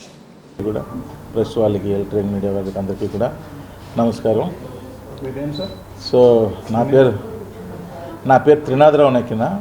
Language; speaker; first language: Telugu; native; Telugu